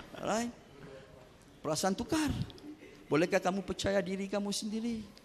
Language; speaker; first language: Malay; non-native, local second language; Tamil